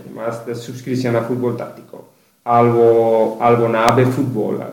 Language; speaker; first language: Polish; non-native, learner; Spanish